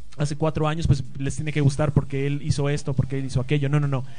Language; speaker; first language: Spanish; native; Spanish